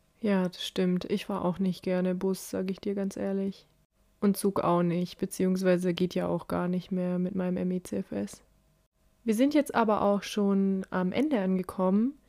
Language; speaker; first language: German; native; German